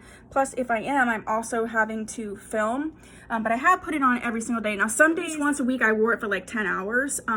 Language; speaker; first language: English; native; English